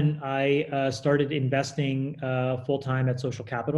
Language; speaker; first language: English; native; English